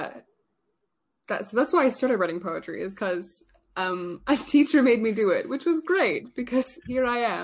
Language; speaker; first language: English; native; English